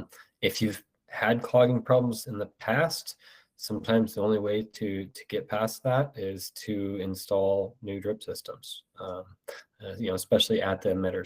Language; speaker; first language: English; native; English